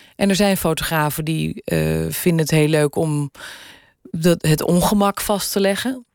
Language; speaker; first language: Dutch; native; Dutch